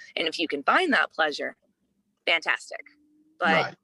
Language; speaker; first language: English; native; English